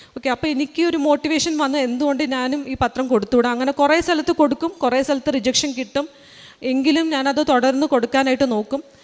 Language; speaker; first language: Malayalam; early bilingual, heritage; Malayalam